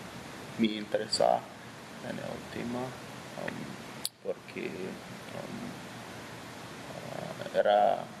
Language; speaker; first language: Spanish; non-native, learner; English